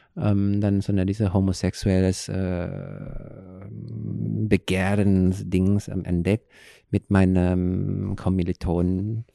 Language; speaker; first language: German; non-native, fluent; Thai